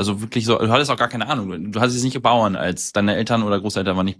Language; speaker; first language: German; native; German